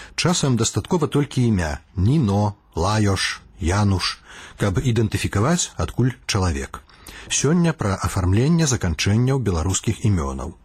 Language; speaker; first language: Belarusian; native; Belarusian